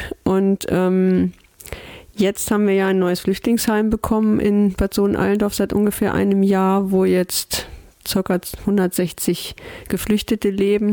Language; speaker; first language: German; native; German